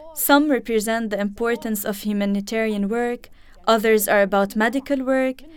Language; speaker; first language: English; early bilingual, other home language; Arabic